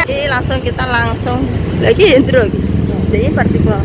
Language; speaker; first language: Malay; non-native, local second language; Javanese